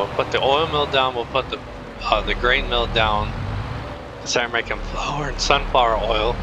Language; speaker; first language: English; native; English